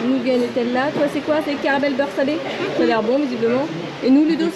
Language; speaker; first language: French; native; French